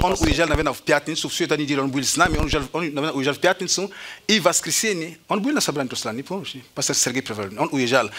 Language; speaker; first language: Russian; native; Russian